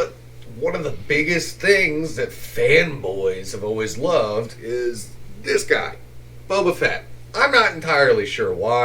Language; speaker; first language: English; native; English